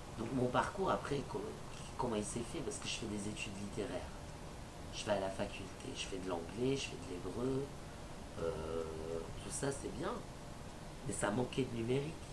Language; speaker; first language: French; native; French